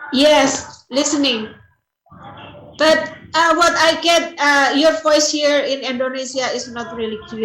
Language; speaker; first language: English; non-native, learner; Indonesian